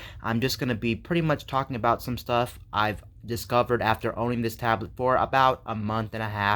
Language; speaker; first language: English; native; English